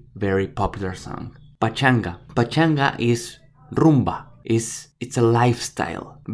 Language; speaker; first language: English; non-native, fluent; Spanish